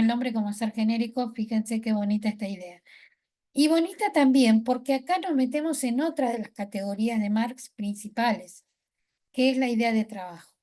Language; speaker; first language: Spanish; native; Spanish